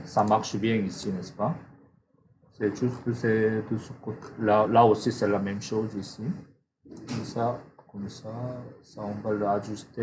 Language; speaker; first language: French; non-native, fluent; Korean